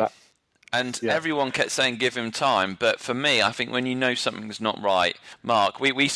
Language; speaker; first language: English; native; English